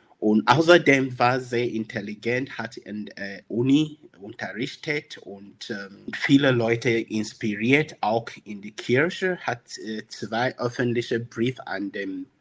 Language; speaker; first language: German; non-native, learner; English